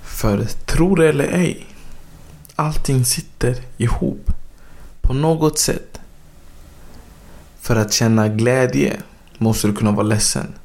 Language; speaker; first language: Swedish; early bilingual, other home language; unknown